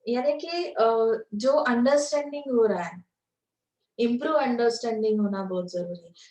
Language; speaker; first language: Hindi; non-native, local second language; Marathi